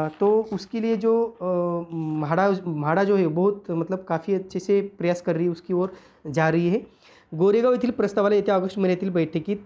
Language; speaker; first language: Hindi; non-native, local second language; Marathi